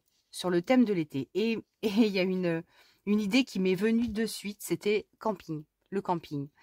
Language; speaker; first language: French; native; French